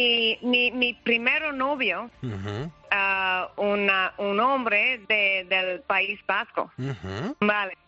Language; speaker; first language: Spanish; non-native, learner; English